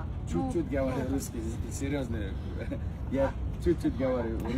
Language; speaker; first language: Russian; non-native, learner; Uzbek